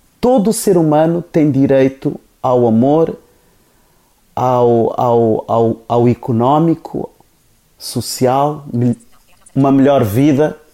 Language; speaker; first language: Portuguese; non-native, local second language; Kabuverdianu